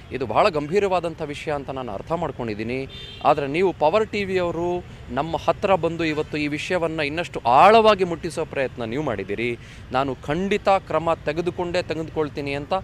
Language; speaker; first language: Kannada; native; Kannada